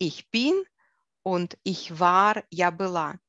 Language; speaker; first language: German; non-native, fluent; Russian